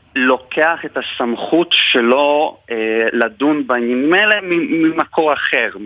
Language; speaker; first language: Hebrew; non-native, fluent; Polish